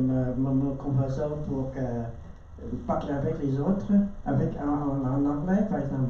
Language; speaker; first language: French; non-native, learner; Vietnamese